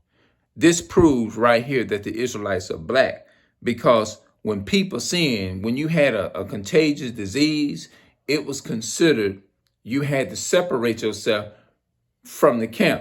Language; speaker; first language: English; native; English